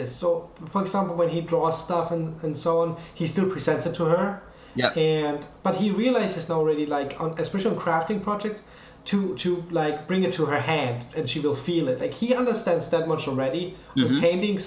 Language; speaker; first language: English; non-native, fluent; German